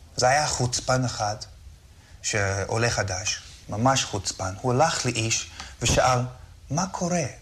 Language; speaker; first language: Hebrew; non-native, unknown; English